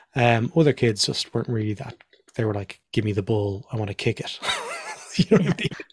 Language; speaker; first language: English; native; English